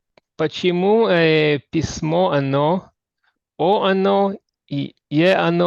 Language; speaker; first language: Russian; non-native, learner; Hebrew